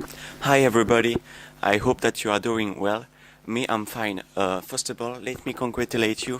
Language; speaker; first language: English; non-native, learner; French